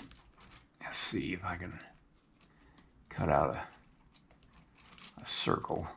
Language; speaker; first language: English; native; English